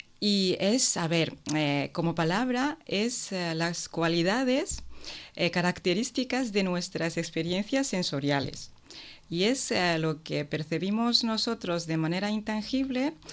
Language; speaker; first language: Spanish; non-native, fluent; Japanese